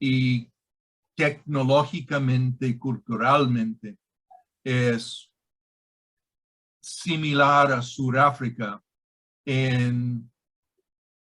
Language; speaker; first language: Spanish; non-native, fluent; English